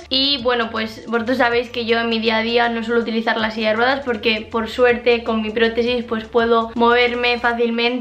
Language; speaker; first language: Spanish; native; Spanish